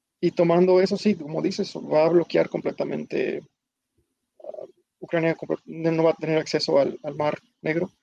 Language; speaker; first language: Spanish; early bilingual, heritage; Spanish